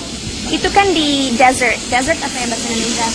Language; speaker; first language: Indonesian; non-native, local second language; English